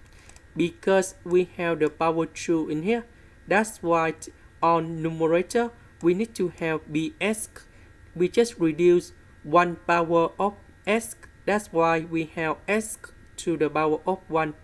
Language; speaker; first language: English; non-native, fluent; Vietnamese